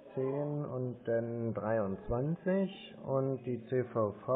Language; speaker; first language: German; native; German